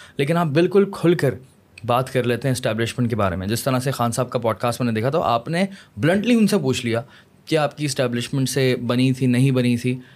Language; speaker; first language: Urdu; native; Urdu